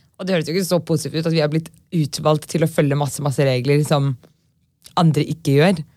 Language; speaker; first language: Norwegian; native; Norwegian